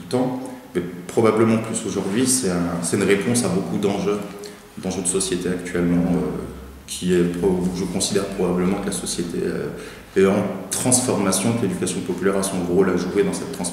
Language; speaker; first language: French; native; French